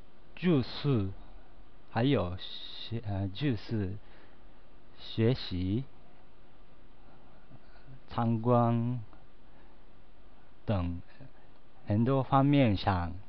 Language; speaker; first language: Chinese; non-native, learner; Japanese